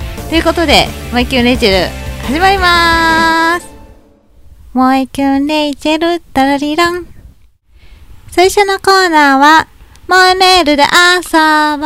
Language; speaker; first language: Japanese; native; Japanese